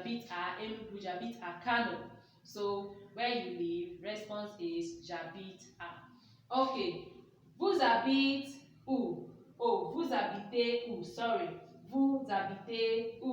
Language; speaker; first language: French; non-native, fluent; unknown